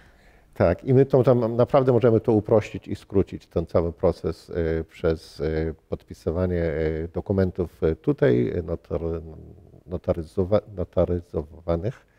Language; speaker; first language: Polish; early bilingual, heritage; English